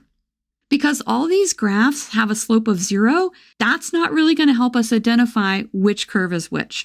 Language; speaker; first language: English; native; English